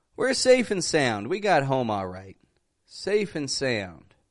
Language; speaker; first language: English; native; English